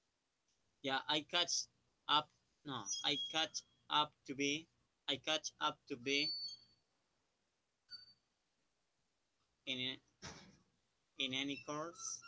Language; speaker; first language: English; non-native, learner; Spanish